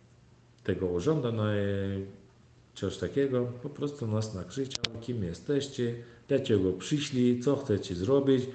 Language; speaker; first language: Polish; non-native, fluent; Turkmen